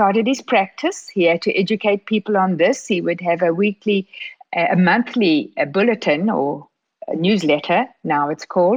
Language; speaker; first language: English; native; English